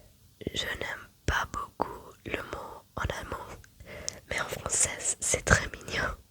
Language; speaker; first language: French; non-native, learner; German